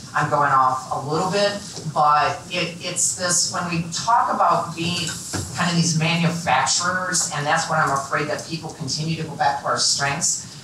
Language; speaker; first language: English; native; English